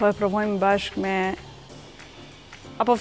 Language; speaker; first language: Albanian; native; Albanian